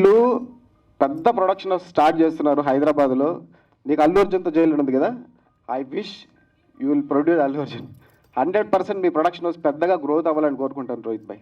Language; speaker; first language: Telugu; native; Telugu